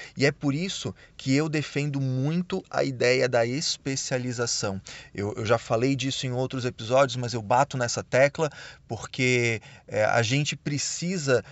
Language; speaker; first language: Portuguese; native; Portuguese